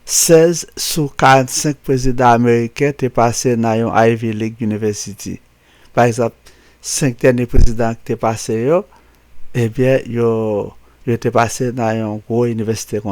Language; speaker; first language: French; non-native, local second language; Haitian Creole